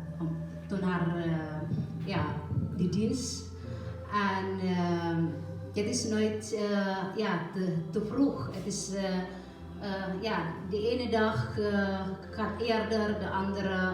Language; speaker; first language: Dutch; non-native, learner; Indonesian